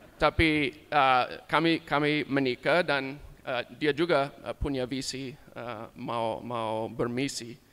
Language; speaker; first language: Indonesian; non-native, fluent; English